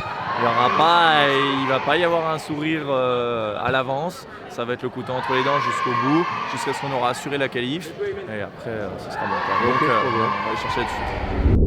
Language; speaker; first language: French; native; French